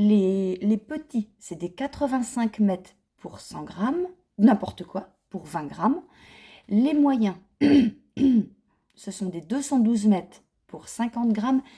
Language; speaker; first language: French; native; French